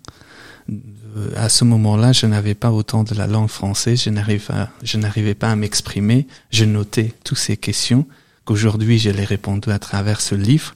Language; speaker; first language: French; non-native, fluent; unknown